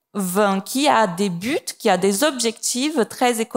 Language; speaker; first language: French; non-native, fluent; Portuguese